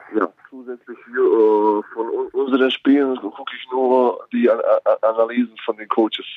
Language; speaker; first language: German; non-native, fluent; Bosnian